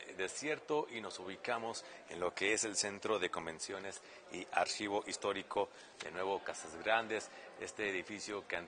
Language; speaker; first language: Spanish; native; Spanish